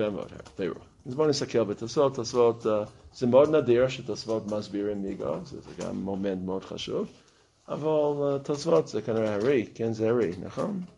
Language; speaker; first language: Hebrew; non-native, fluent; English